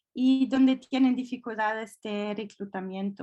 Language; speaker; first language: Spanish; non-native, fluent; German